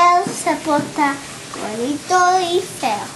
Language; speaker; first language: Spanish; early bilingual, heritage; Spanish